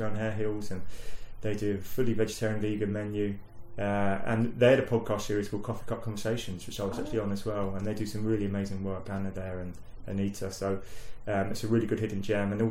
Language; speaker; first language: English; native; English